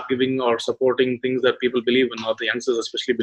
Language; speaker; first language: English; non-native, local second language; Tamil